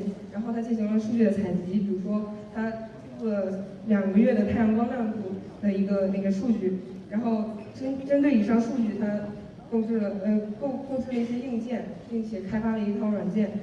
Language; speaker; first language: Chinese; native; Chinese